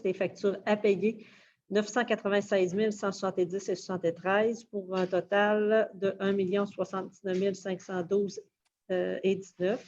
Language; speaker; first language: French; native; French